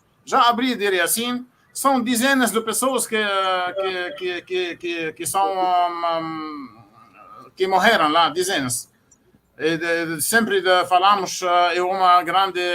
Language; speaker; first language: Portuguese; non-native, fluent; Arabic